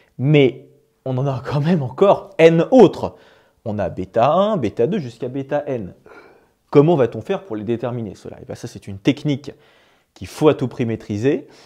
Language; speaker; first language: French; native; French